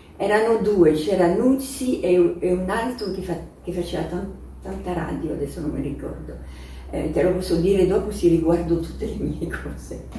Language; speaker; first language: Italian; non-native, fluent; French